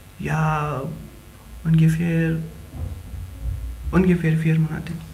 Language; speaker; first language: German; non-native, learner; Pashto